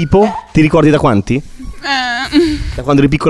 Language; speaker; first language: Italian; native; Italian